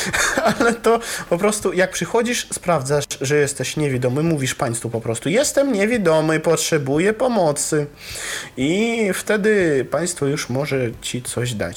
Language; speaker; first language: Polish; non-native, fluent; Russian